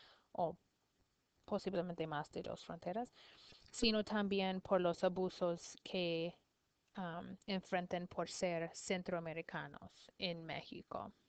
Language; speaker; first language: Spanish; non-native, learner; English